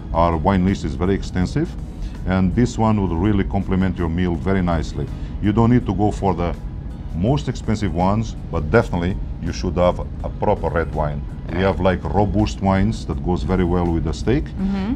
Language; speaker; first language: English; non-native, fluent; Portuguese